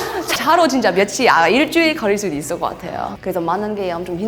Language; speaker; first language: Korean; non-native, fluent; English